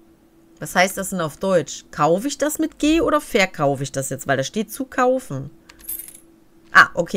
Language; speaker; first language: German; native; German